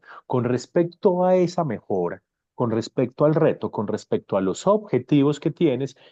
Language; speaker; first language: Spanish; native; Spanish